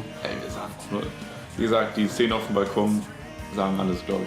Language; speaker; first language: German; native; German